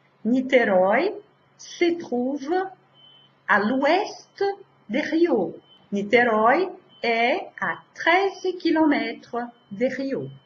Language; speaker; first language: French; non-native, fluent; Portuguese